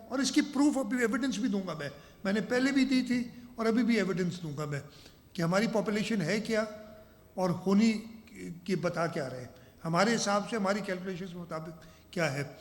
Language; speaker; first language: Urdu; non-native, local second language; Sindhi